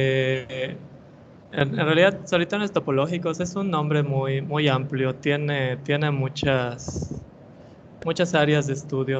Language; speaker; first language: Spanish; native; Spanish